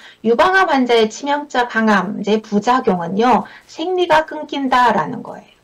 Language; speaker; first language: Korean; native; Korean